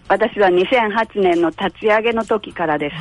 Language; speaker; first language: Japanese; native; Japanese